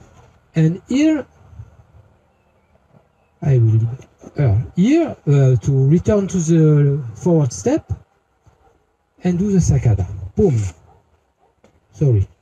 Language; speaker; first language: English; non-native, learner; French